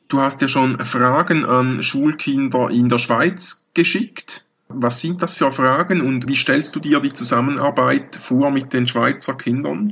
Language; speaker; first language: German; native; German